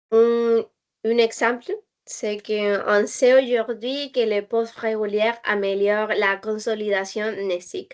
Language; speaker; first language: French; non-native, learner; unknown